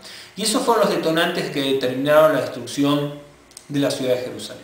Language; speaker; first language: Spanish; native; Spanish